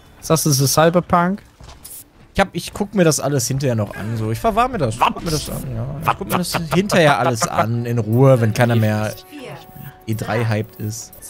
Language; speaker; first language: German; native; German